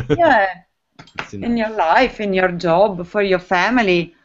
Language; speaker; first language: English; non-native, learner; Italian